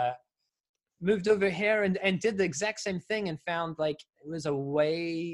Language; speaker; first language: English; native; English